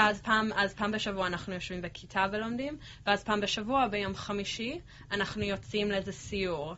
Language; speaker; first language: Hebrew; early bilingual, heritage; English